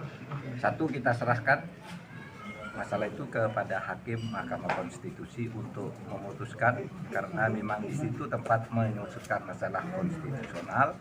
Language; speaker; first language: Indonesian; non-native, local second language; Madurese